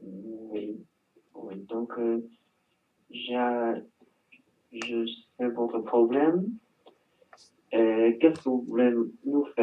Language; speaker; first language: French; non-native, learner; Chinese